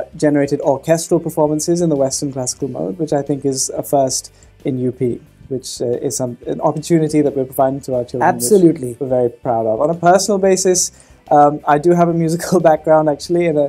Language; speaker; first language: English; native; English